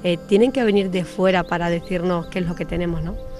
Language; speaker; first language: Spanish; native; Spanish